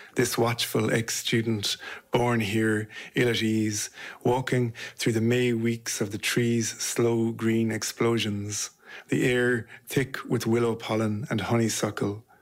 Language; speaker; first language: English; native; English